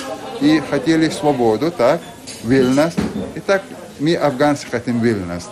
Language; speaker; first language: Polish; non-native, learner; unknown